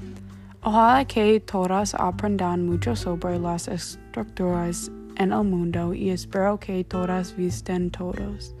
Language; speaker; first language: Spanish; non-native, learner; English